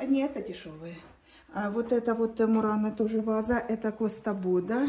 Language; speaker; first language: Russian; native; Russian